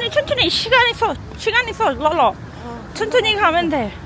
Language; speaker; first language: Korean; non-native, learner; Urdu